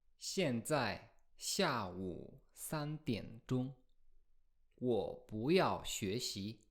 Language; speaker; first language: Chinese; non-native, fluent; Polish